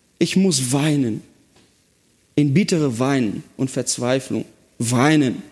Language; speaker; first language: German; non-native, fluent; Portuguese